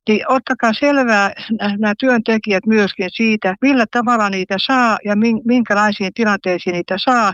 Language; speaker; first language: Finnish; native; Finnish